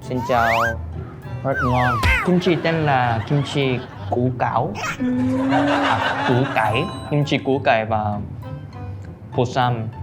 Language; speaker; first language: Vietnamese; non-native, learner; Korean